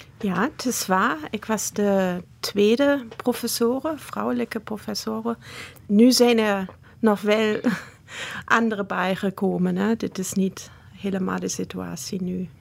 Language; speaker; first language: Dutch; non-native, fluent; German